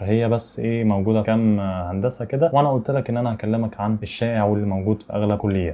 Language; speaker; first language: Arabic; native; Arabic